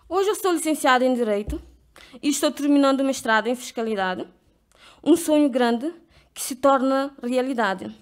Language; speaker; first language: Portuguese; non-native, local second language; Kabuverdianu